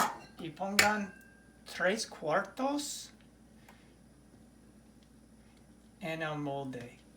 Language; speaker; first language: Spanish; non-native, learner; English